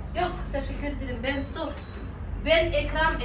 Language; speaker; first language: Turkish; non-native, learner; Russian